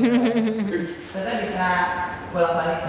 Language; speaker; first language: Indonesian; native; Indonesian